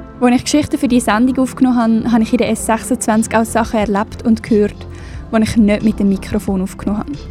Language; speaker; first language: German; native; German